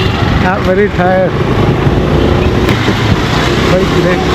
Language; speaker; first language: English; non-native, local second language; Tamil